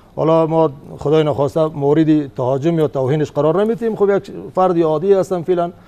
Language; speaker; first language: Persian; native; Persian